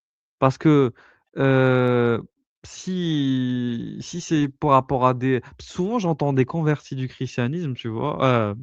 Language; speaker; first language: French; native; French